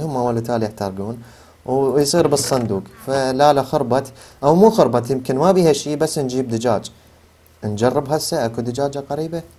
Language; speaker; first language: Arabic; native; Arabic